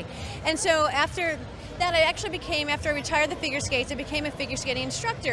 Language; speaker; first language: English; native; English